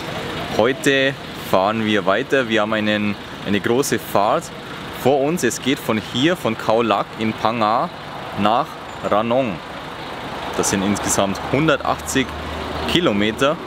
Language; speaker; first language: German; native; German